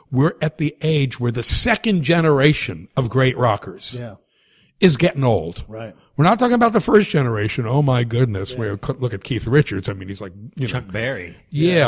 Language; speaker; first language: English; native; English